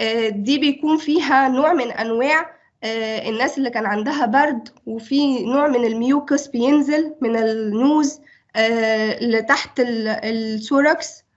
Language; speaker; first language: Arabic; native; Arabic